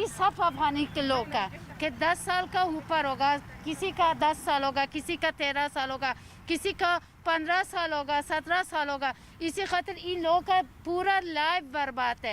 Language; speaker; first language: Hindi; non-native, learner; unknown